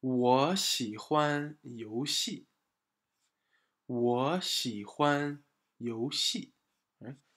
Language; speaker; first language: Chinese; non-native, fluent; English